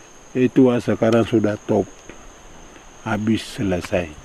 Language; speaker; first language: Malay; non-native, local second language; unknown